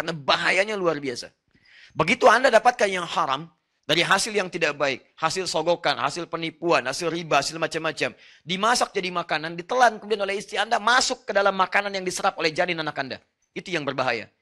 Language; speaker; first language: Indonesian; non-native, fluent; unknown